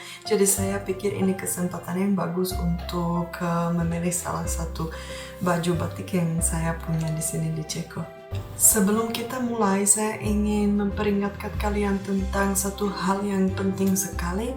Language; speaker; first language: Indonesian; non-native, fluent; Czech